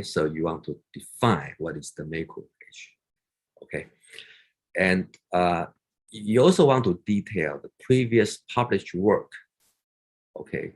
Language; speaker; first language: English; non-native, fluent; Chinese